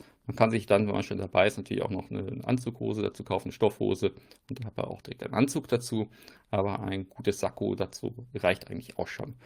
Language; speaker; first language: German; native; German